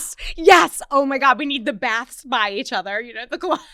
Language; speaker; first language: English; native; English